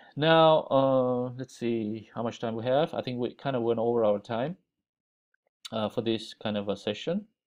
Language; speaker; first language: English; non-native, fluent; Uzbek